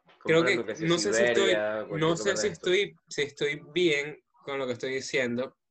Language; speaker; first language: Spanish; native; Spanish